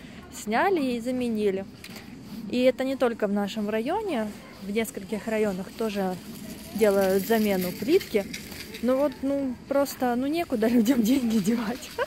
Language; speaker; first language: Russian; native; Russian